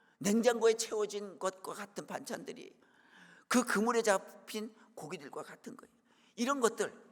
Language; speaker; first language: Korean; native; Korean